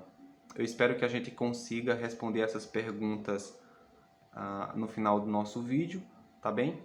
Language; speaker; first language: Portuguese; native; Portuguese